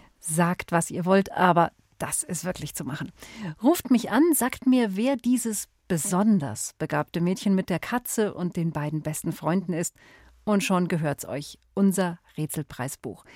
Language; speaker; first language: German; native; German